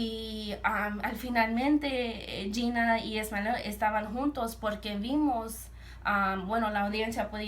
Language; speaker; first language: Spanish; early bilingual, heritage; Spanish